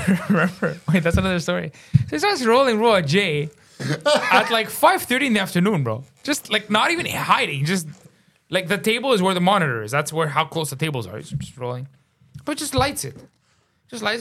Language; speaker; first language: English; native; English